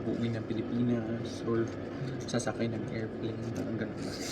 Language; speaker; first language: Filipino; native; Filipino